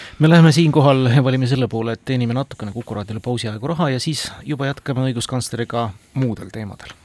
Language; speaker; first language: Estonian; native; Estonian